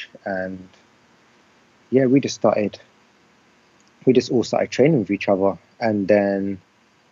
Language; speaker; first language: English; native; English